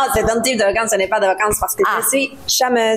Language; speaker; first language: French; non-native, learner; Spanish